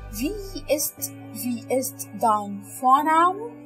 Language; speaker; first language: German; non-native, learner; Arabic